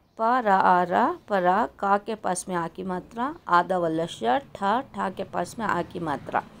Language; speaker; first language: Hindi; non-native, local second language; Kannada